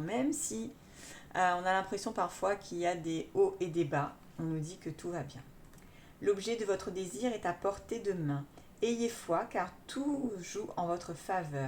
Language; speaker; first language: French; native; French